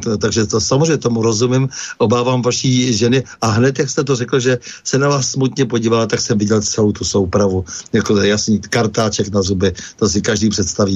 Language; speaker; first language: Czech; native; Czech